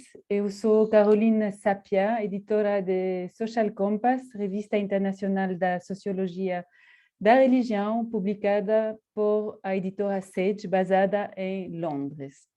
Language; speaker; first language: Portuguese; non-native, fluent; Spanish